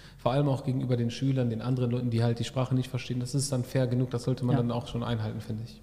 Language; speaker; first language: German; early bilingual, other home language; Arabic